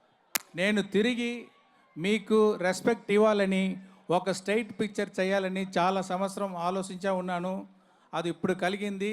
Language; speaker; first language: Telugu; non-native, fluent; Tamil